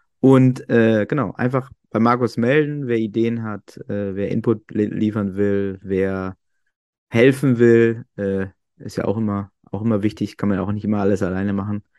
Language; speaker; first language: German; native; German